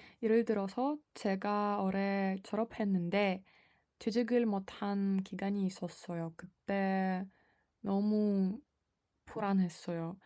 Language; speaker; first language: Korean; non-native, fluent; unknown